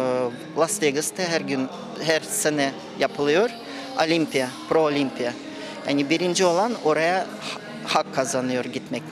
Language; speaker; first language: Turkish; non-native, fluent; Russian